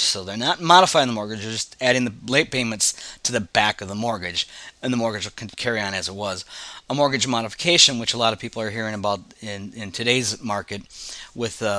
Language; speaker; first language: English; native; English